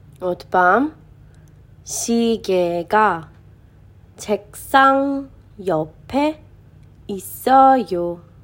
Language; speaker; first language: Korean; non-native, fluent; Hebrew